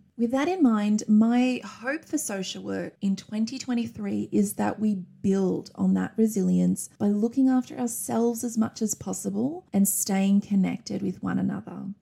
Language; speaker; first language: English; native; English